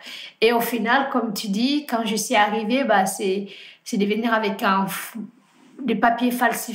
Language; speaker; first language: French; non-native, fluent; Fula